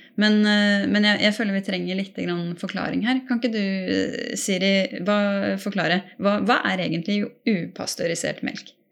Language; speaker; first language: Norwegian; native; Norwegian